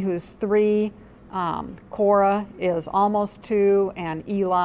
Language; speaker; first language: English; native; English